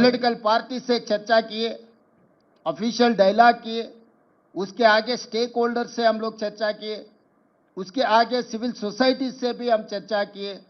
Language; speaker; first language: Hindi; non-native, local second language; Telugu